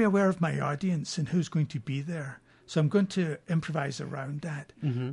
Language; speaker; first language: English; native; English